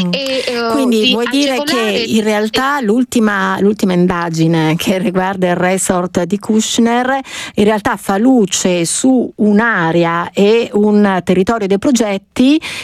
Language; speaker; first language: Italian; native; Italian